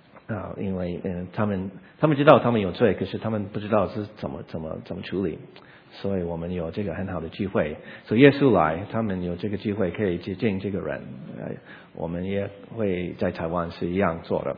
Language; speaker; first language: Chinese; non-native, learner; English